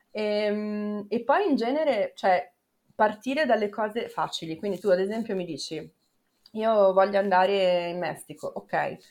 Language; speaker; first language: Italian; native; Italian